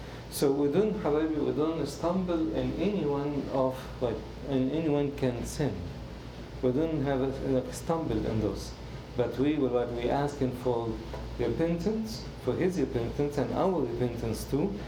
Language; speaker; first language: English; non-native, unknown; Arabic